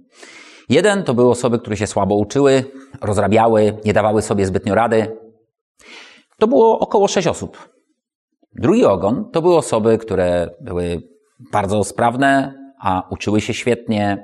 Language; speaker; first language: Polish; native; Polish